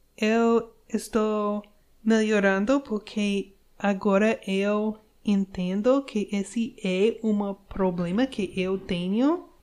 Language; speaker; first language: Portuguese; non-native, learner; English